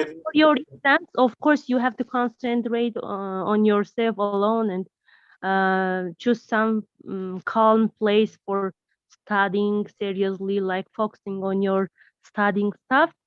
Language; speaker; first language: English; non-native, learner; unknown